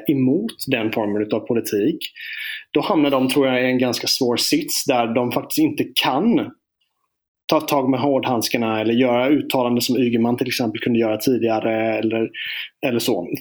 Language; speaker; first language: Swedish; native; Swedish